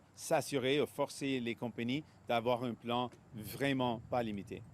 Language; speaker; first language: French; non-native, local second language; English